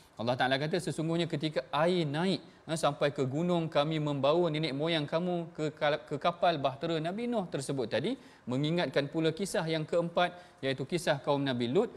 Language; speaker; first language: Malay; native; Malay